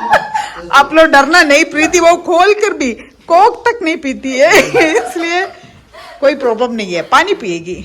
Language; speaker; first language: Hindi; non-native, local second language; Malayalam